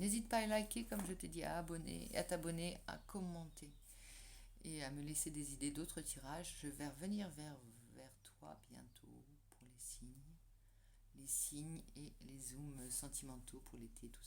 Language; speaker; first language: French; native; French